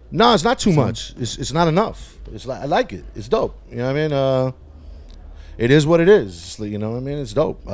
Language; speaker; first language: English; native; English